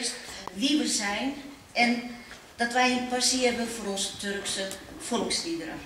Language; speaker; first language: Dutch; early bilingual, other home language; Turkish